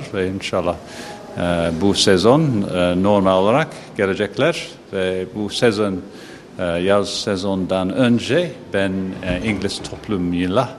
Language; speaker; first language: Turkish; non-native, fluent; English